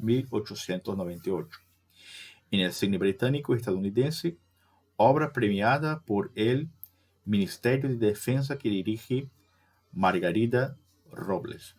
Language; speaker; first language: Spanish; non-native, fluent; Portuguese